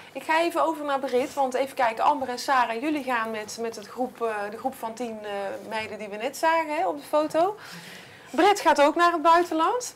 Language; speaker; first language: Dutch; native; Dutch